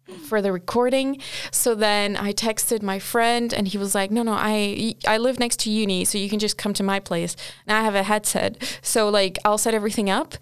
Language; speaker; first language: English; non-native, fluent; Portuguese